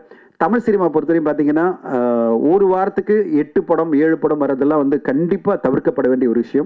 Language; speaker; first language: Tamil; native; Tamil